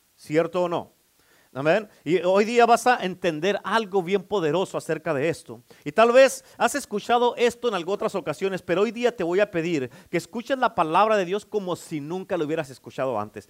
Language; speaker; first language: Spanish; native; Spanish